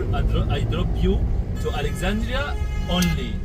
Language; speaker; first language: English; non-native, learner; Arabic